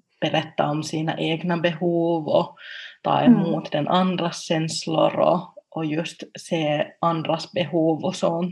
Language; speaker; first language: Swedish; non-native, local second language; Finnish